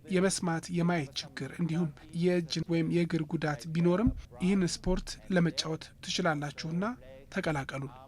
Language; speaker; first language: Amharic; non-native, fluent; Japanese